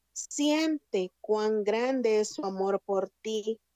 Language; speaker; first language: Spanish; native; Spanish